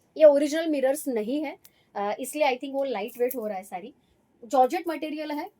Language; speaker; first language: Hindi; non-native, local second language; Marathi